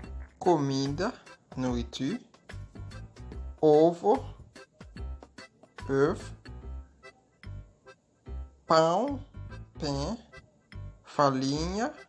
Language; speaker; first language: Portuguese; non-native, learner; Haitian Creole